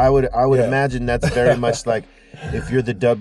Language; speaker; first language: English; native; English